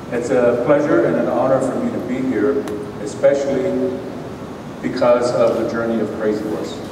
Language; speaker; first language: English; native; English